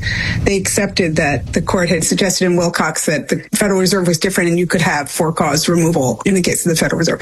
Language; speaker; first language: English; native; English